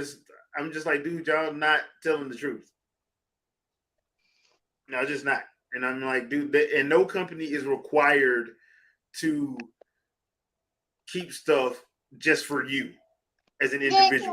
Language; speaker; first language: English; native; English